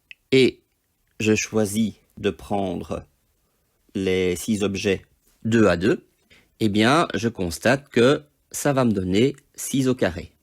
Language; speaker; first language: French; native; French